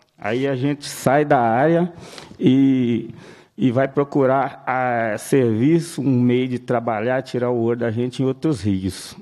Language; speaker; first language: Portuguese; native; Portuguese